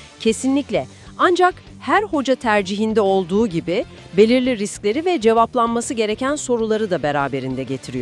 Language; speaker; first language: Turkish; native; Turkish